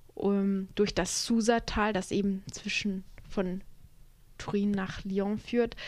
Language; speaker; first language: German; native; German